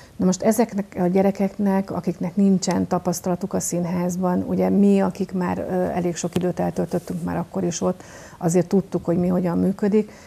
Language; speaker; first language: Hungarian; native; Hungarian